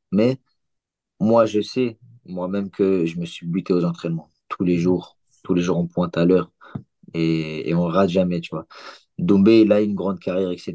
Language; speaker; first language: French; early bilingual, other home language; Chechen